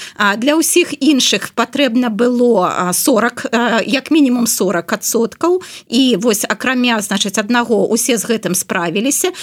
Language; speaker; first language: Belarusian; non-native, local second language; Russian